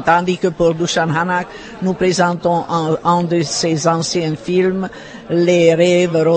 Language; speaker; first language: French; non-native, fluent; Czech